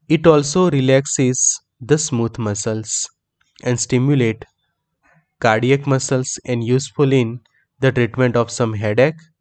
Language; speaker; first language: Hindi; native; Hindi